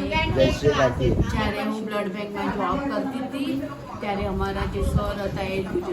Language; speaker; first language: Gujarati; non-native, local second language; Marathi